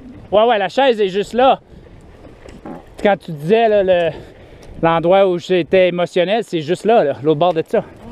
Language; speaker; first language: French; native; French